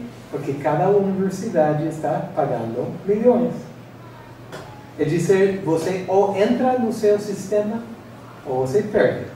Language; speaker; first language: Spanish; non-native, fluent; English